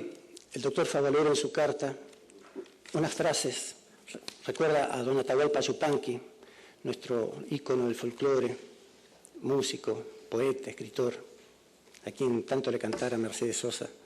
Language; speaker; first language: Spanish; native; Spanish